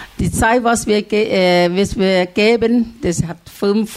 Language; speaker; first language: German; non-native, learner; Thai